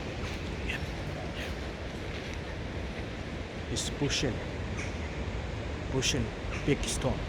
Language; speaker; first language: English; non-native, fluent; Somali